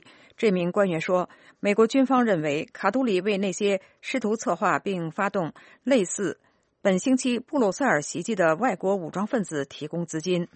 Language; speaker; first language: Chinese; native; Chinese